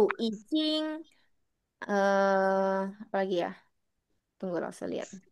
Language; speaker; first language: Indonesian; native; Indonesian